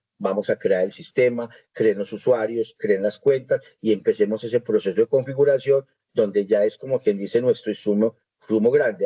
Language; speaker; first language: Spanish; native; Spanish